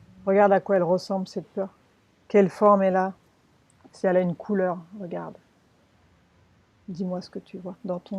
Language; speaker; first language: French; native; French